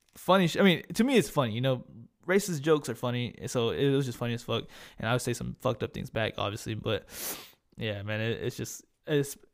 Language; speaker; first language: English; early bilingual, other home language; Spanish